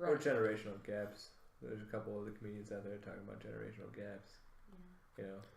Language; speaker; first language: English; native; English